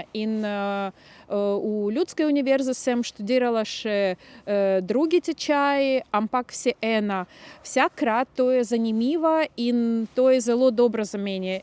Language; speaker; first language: Slovenian; non-native, local second language; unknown